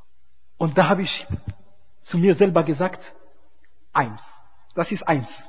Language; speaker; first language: German; non-native, fluent; Arabic